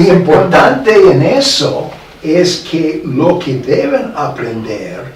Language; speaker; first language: Spanish; non-native, fluent; English